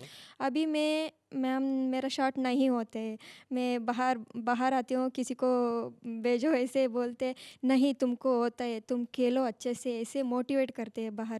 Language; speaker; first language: Hindi; non-native, local second language; Kannada